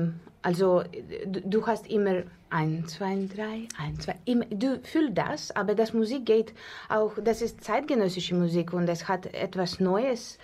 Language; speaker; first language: German; non-native, fluent; Russian